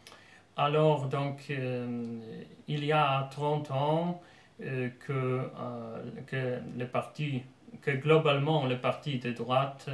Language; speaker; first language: French; non-native, fluent; Polish